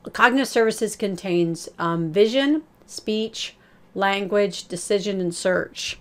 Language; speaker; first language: English; native; English